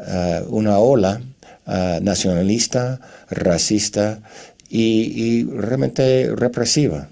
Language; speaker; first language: Spanish; non-native, fluent; English